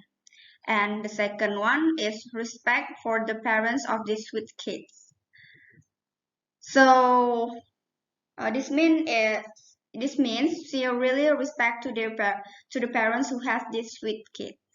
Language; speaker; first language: English; non-native, learner; Indonesian